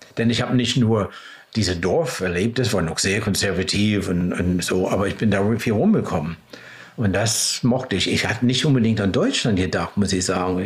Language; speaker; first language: German; non-native, fluent; English